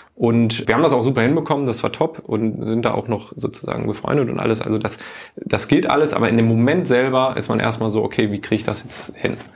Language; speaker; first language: German; native; German